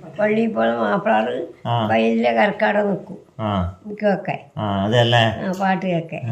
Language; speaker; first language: Malayalam; native; Malayalam